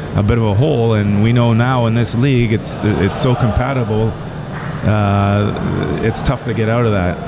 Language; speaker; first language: English; native; English